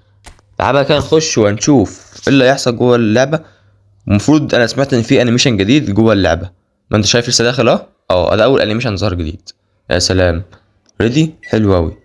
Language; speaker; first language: Arabic; native; Arabic